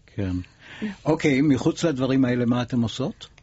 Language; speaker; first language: Hebrew; native; Hebrew